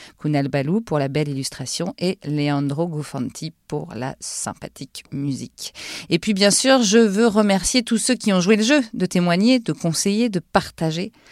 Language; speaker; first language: French; native; French